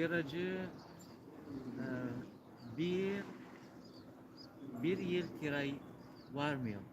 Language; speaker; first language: Turkish; non-native, learner; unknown